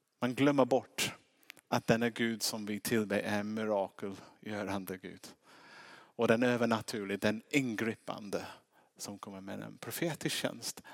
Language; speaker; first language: Swedish; non-native, fluent; English